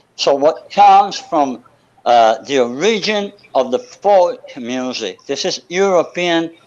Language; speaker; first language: English; non-native, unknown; Italian